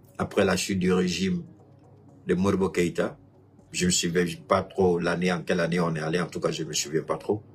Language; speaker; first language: French; non-native, local second language; Bambara